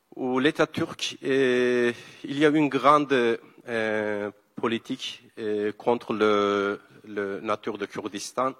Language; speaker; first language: French; non-native, learner; Kurdish